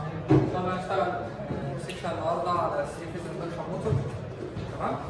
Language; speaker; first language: Arabic; native; Arabic